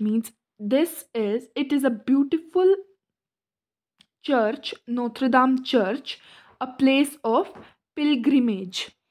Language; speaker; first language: English; non-native, local second language; Hindi